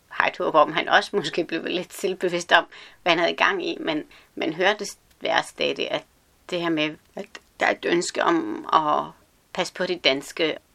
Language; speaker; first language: Danish; early bilingual, other home language; Arabic